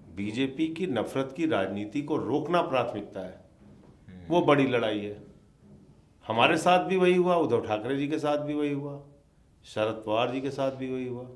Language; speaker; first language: Hindi; native; Hindi